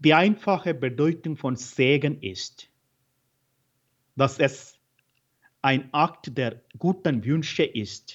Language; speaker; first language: German; non-native, fluent; Malayalam